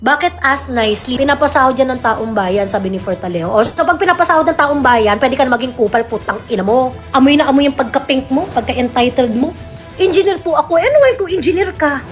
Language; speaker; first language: Filipino; native; Filipino